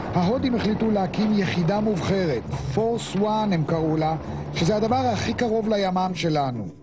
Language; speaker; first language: Hebrew; native; Hebrew